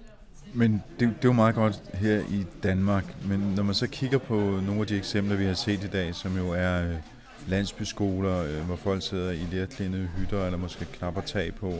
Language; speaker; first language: Danish; native; Danish